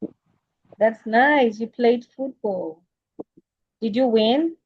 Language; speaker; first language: English; non-native, fluent; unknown